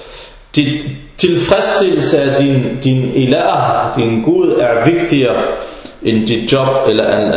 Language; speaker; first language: Danish; early bilingual, other home language; Arabic